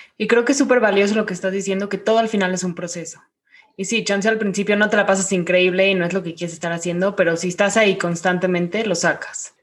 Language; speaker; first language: Spanish; native; Spanish